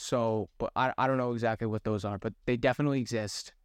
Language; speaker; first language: English; native; English